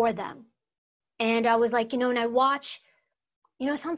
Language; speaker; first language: English; early bilingual, other home language; Greek